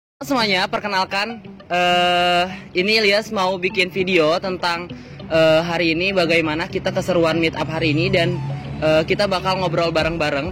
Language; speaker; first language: Indonesian; native; Indonesian